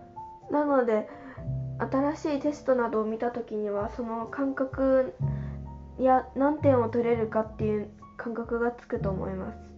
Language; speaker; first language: Japanese; non-native, fluent; Chinese